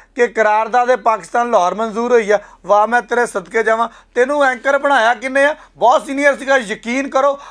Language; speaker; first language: Punjabi; native; Punjabi